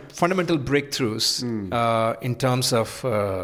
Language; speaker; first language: English; non-native, local second language; Telugu